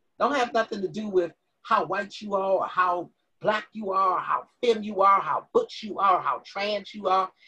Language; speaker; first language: English; native; English